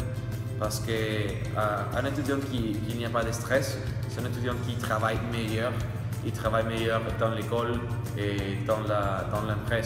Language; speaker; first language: French; non-native, learner; Spanish